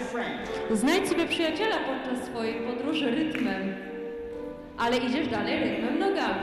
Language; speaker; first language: Polish; native; Polish